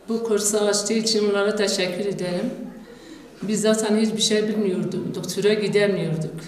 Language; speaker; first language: Turkish; non-native, learner; Kurdish